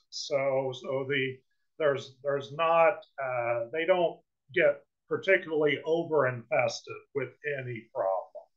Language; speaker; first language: English; native; English